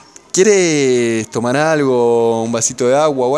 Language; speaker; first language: Spanish; native; Spanish